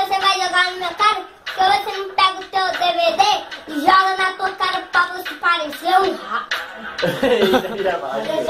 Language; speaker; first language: Portuguese; native; Portuguese